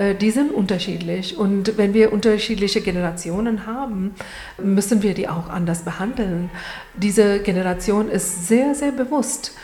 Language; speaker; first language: German; non-native, fluent; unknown